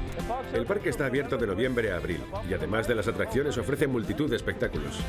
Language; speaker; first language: Spanish; non-native, fluent; English